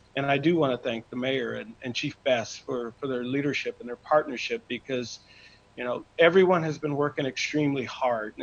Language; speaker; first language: English; native; English